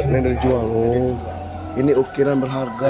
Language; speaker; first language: Indonesian; native; Indonesian